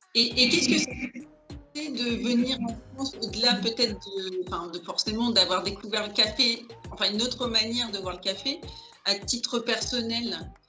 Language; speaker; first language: French; native; French